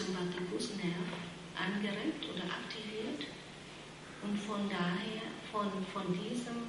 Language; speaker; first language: German; non-native, fluent; Vietnamese